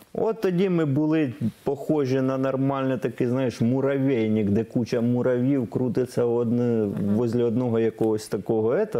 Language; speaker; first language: Ukrainian; non-native, local second language; Russian